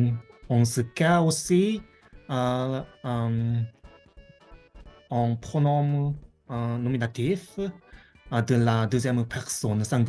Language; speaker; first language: French; non-native, fluent; Japanese